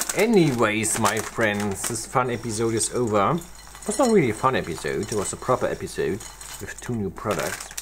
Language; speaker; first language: English; non-native, fluent; German